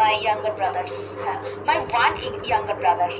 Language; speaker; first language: English; non-native, learner; Bangla